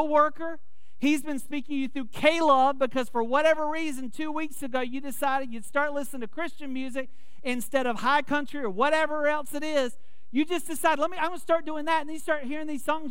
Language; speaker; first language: English; native; English